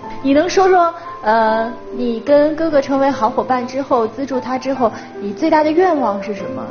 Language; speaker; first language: Chinese; native; Chinese